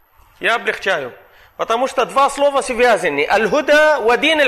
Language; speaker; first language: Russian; non-native, fluent; Arabic